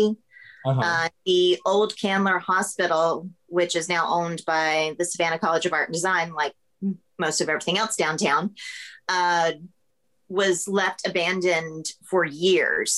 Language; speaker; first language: English; native; English